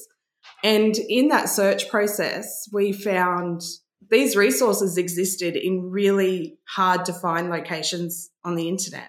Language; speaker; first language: English; native; English